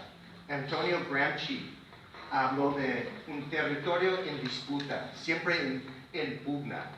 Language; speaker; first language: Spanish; non-native, fluent; English